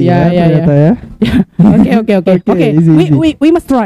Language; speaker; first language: English; non-native, learner; Indonesian